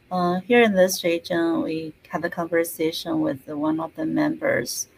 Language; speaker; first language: English; non-native, fluent; Chinese